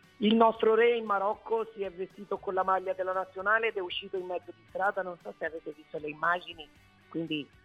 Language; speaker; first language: Italian; early bilingual, other home language; Arabic